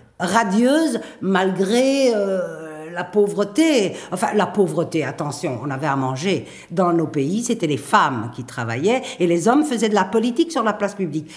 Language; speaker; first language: French; native; French